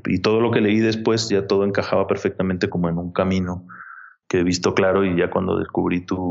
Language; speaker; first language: Spanish; native; Spanish